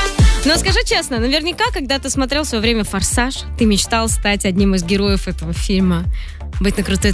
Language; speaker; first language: Russian; native; Russian